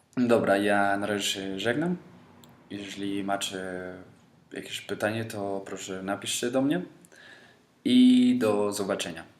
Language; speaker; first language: Polish; non-native, fluent; Spanish